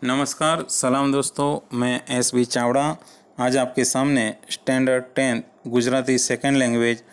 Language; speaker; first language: Hindi; non-native, local second language; Gujarati